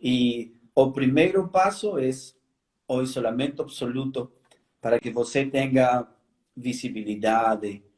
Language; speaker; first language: Portuguese; non-native, fluent; Spanish